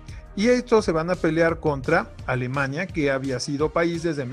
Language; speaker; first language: Spanish; native; Spanish